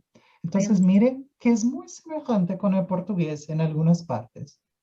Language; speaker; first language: Spanish; non-native, fluent; Portuguese